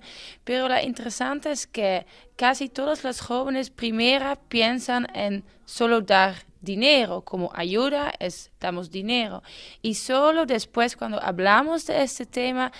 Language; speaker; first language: Spanish; non-native, fluent; Dutch